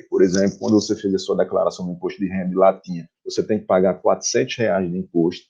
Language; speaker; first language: Portuguese; native; Portuguese